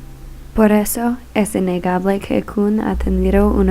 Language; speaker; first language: Spanish; non-native, learner; English